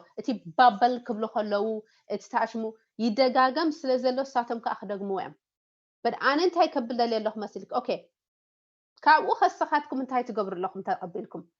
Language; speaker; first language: Tigrinya; native; Tigrinya